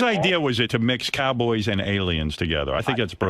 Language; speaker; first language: English; native; English